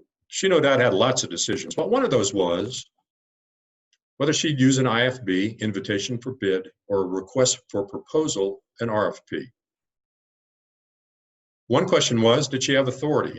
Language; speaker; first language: English; native; English